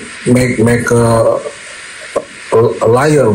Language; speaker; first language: English; non-native, learner; Indonesian